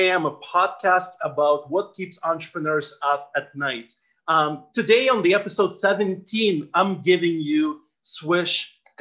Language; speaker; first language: English; non-native, fluent; Ukrainian